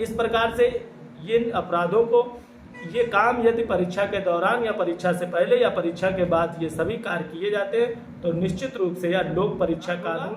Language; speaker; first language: Hindi; native; Hindi